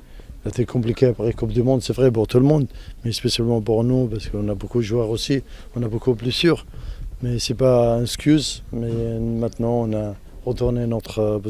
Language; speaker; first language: French; non-native, local second language; Arabic